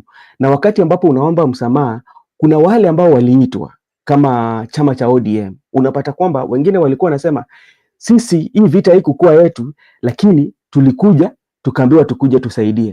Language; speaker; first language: Swahili; non-native, local second language; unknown